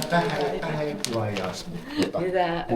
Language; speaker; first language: Finnish; native; Finnish